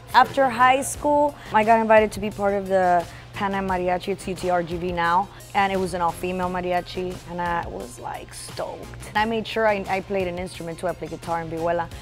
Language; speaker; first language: English; native; English